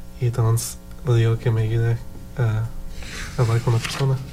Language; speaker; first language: Spanish; early bilingual, heritage; Spanish